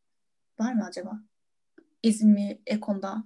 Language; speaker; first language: Turkish; non-native, fluent; Korean